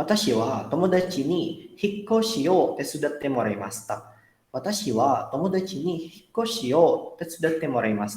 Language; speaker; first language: Japanese; non-native, fluent; Indonesian